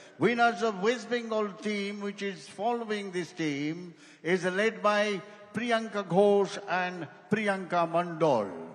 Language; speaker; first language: English; non-native, local second language; Bangla